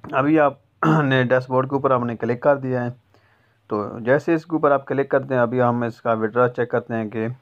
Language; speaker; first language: Urdu; non-native, local second language; Punjabi